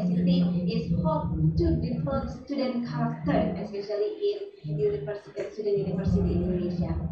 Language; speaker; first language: English; non-native, learner; Indonesian